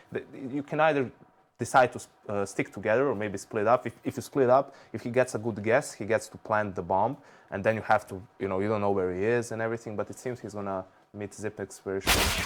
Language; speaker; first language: English; non-native, fluent; Danish